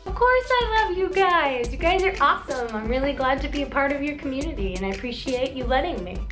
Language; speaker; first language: English; native; English